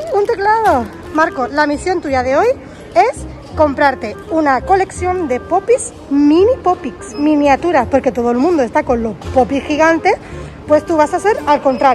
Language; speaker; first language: Spanish; native; Spanish